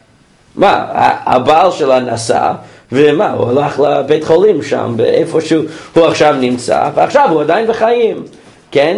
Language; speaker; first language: Hebrew; non-native, fluent; English